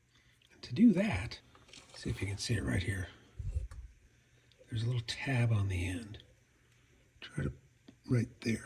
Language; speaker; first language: English; native; English